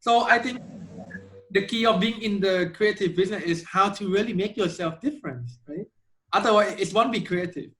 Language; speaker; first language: English; non-native, fluent; Thai